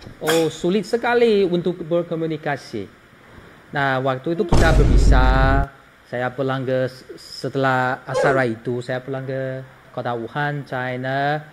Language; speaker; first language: Indonesian; non-native, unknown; Chinese